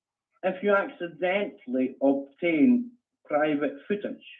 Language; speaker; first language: English; native; English